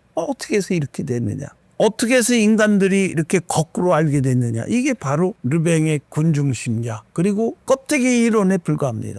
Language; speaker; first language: Korean; native; Korean